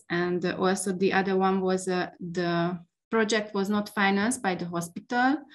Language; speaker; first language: English; non-native, fluent; Hungarian